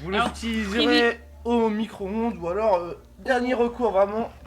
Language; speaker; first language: French; native; French